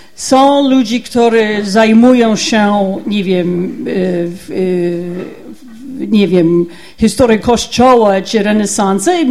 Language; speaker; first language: Polish; non-native, learner; English